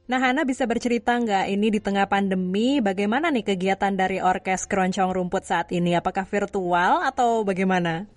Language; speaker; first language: Indonesian; native; Indonesian